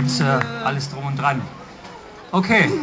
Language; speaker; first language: German; non-native, fluent; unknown